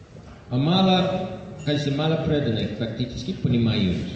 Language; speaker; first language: Russian; non-native, fluent; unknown